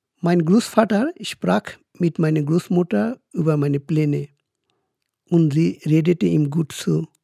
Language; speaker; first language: German; non-native, fluent; Bangla